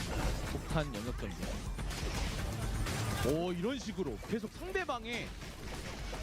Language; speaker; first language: Korean; native; Korean